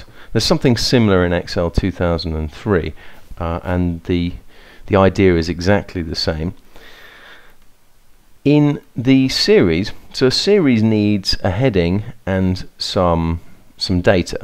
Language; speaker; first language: English; native; English